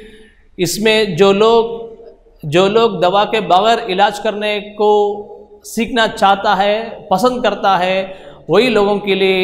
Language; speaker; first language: Hindi; non-native, local second language; Malayalam